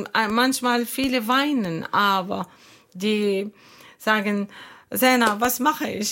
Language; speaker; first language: German; non-native, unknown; Arabic